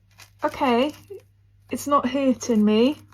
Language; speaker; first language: English; native; English